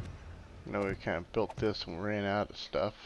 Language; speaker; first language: English; native; English